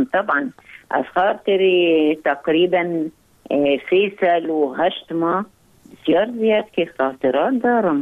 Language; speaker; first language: Persian; non-native, learner; Arabic